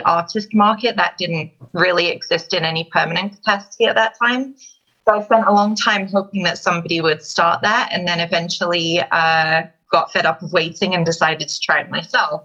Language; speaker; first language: English; native; English